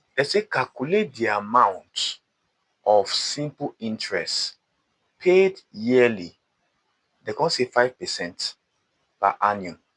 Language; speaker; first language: Nigerian Pidgin; native; Nigerian Pidgin